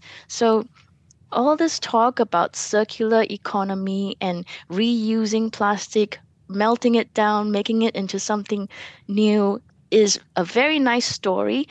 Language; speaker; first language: English; non-native, local second language; Malay